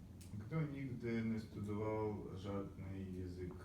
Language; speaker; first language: Czech; non-native, learner; Ukrainian